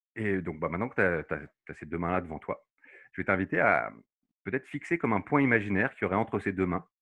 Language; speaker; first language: French; native; French